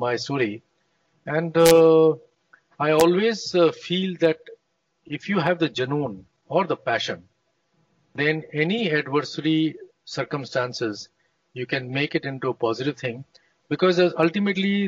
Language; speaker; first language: English; non-native, local second language; Hindi